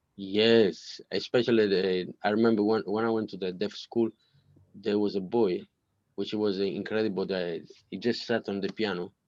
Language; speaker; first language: English; non-native, learner; Italian